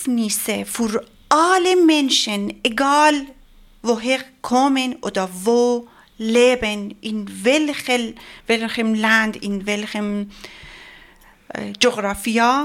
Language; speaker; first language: German; non-native, learner; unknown